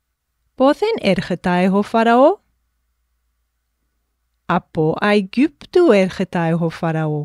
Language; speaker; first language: Greek; non-native, fluent; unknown